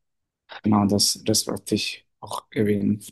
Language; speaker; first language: German; non-native, fluent; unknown